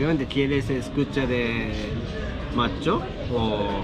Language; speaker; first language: Spanish; non-native, learner; Japanese